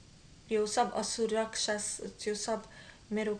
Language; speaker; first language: Nepali; non-native, learner; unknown